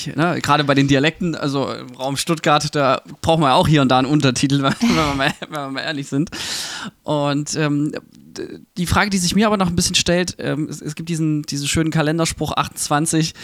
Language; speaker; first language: German; native; German